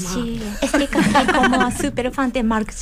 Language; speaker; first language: Catalan; non-native, learner; Japanese